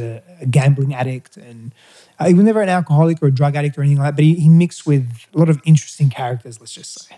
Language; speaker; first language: English; early bilingual, other home language; Greek